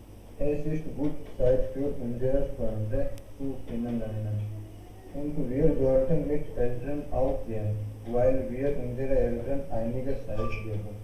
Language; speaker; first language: German; non-native, learner; Hindi